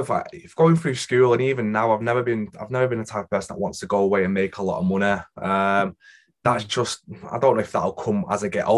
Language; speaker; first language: English; native; English